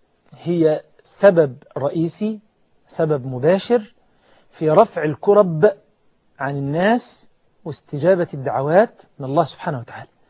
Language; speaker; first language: Arabic; native; Arabic